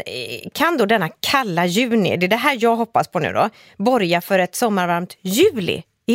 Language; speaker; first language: Swedish; native; Swedish